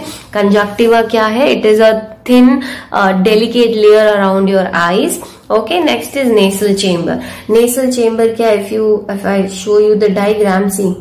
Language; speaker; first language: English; non-native, local second language; Hindi